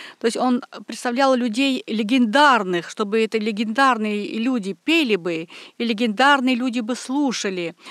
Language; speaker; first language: Russian; non-native, local second language; Armenian